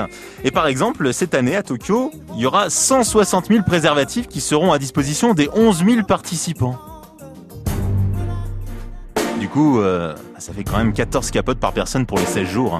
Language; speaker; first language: French; native; French